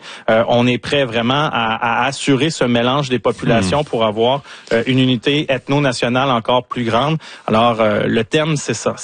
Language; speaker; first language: French; native; French